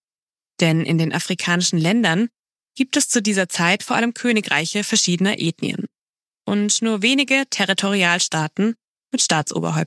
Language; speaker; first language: German; native; German